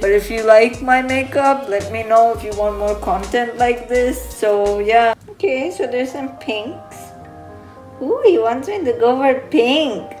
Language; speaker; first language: English; early bilingual, heritage; English